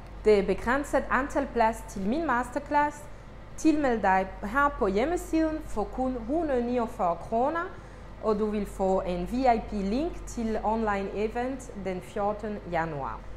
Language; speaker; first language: Danish; non-native, fluent; French